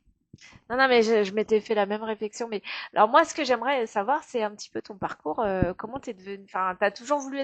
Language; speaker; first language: French; native; French